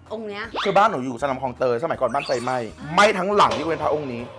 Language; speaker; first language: Thai; native; Thai